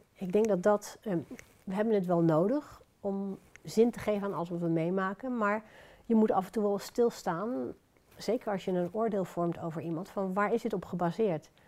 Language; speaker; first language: Dutch; native; Dutch